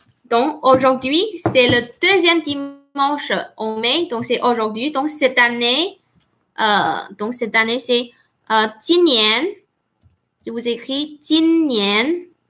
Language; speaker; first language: French; non-native, fluent; Chinese